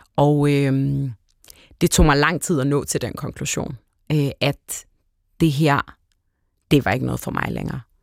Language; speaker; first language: Danish; early bilingual, other home language; Arabic